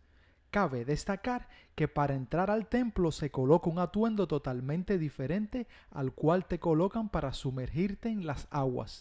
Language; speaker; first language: Spanish; native; Spanish